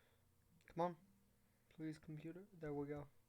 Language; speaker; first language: English; native; English